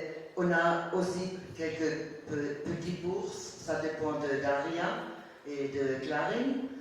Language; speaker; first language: French; non-native, fluent; German